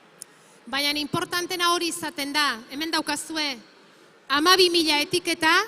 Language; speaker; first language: Basque; native; Basque